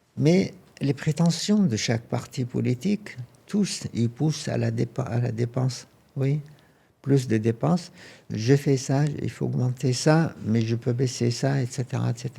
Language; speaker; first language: French; non-native, fluent; Arabic